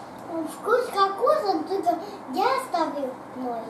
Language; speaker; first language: Russian; early bilingual, heritage; Russian